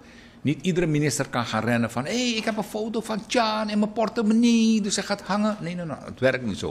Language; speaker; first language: Dutch; native; Dutch